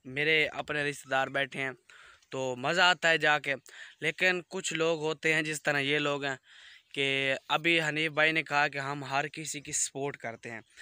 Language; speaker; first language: Urdu; non-native, local second language; Punjabi